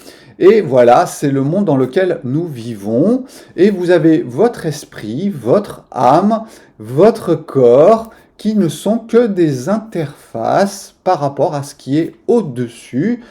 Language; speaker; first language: French; native; French